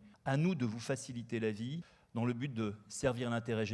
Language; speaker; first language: French; native; French